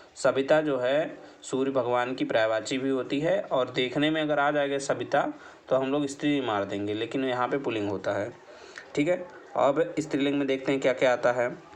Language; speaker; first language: Hindi; native; Hindi